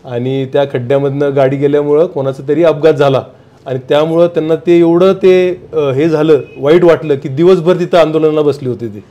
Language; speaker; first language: Marathi; native; Marathi